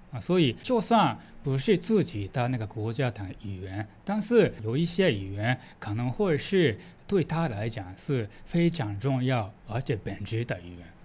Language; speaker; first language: Chinese; non-native, fluent; Japanese